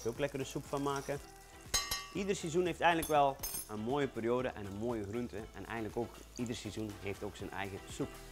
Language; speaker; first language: Dutch; native; Dutch